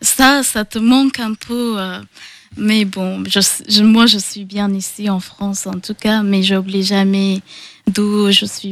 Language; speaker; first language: French; non-native, fluent; Persian